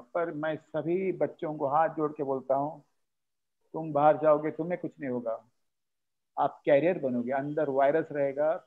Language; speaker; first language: Hindi; non-native, local second language; Marathi